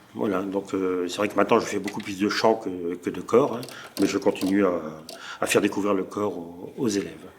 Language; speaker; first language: French; native; French